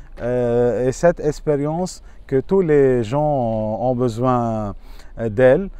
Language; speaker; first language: French; non-native, local second language; Arabic